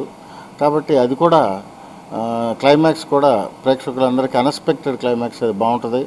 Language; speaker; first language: Telugu; native; Telugu